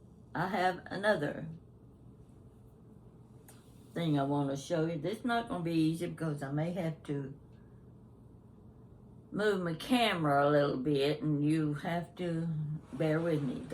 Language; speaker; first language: English; native; English